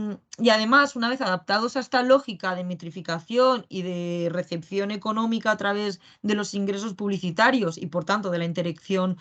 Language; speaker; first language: Spanish; native; Spanish